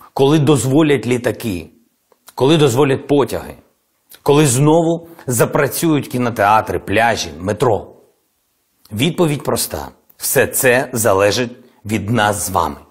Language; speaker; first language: Ukrainian; non-native, local second language; Russian